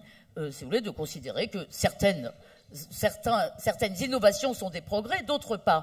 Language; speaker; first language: French; native; French